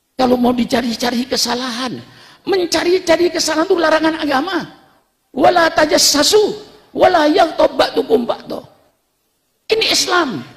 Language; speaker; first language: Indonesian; non-native, local second language; Madurese